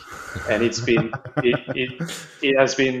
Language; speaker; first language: English; non-native, fluent; French